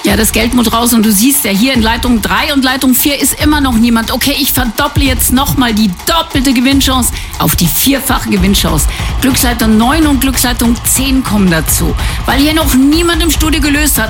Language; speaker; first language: German; native; German